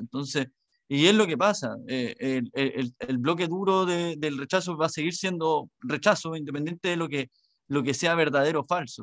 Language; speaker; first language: Spanish; native; Spanish